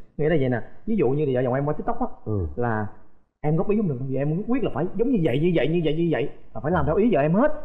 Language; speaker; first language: Vietnamese; native; Vietnamese